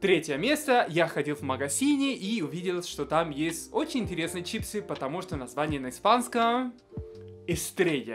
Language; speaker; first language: Russian; non-native, fluent; Spanish